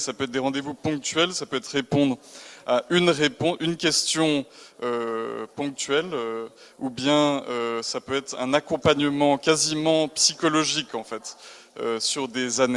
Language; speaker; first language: French; native; French